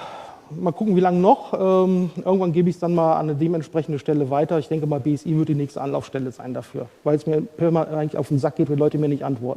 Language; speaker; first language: German; native; German